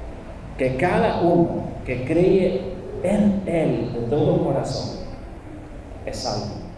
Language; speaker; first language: Spanish; non-native, fluent; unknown